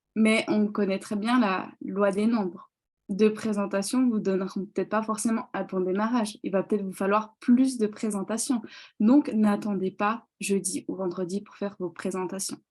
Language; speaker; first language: French; native; French